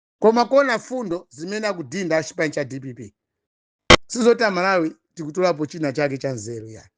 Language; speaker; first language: Nyanja; non-native, local second language; Tumbuka